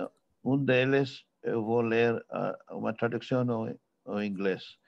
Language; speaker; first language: Portuguese; non-native, fluent; English